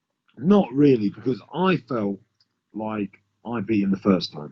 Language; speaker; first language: English; native; English